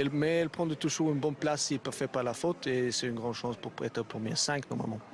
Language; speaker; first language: French; non-native, learner; Swedish